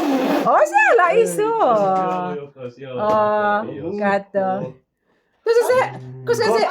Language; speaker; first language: Finnish; non-native, learner; Filipino